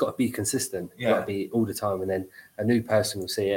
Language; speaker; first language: English; native; English